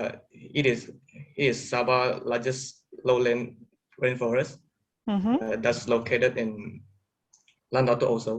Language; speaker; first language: English; non-native, learner; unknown